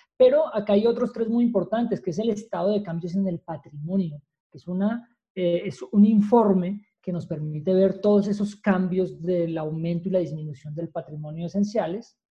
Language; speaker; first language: Spanish; native; Spanish